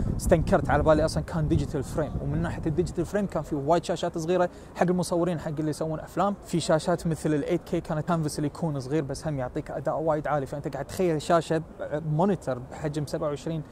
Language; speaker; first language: Arabic; native; Arabic